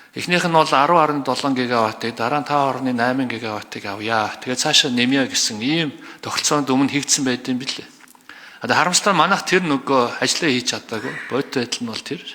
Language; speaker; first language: Mongolian; native; Mongolian